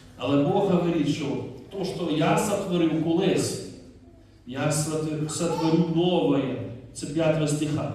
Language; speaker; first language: Ukrainian; non-native, fluent; Dutch